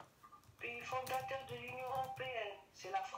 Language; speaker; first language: French; non-native, learner; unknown